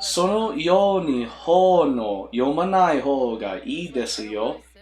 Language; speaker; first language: Japanese; non-native, learner; English